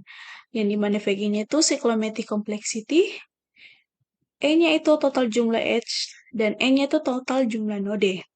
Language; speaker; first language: Indonesian; native; Indonesian